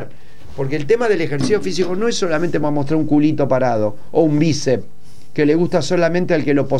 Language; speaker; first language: Spanish; native; Spanish